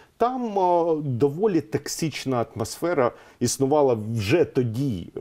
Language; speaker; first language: Ukrainian; non-native, local second language; Russian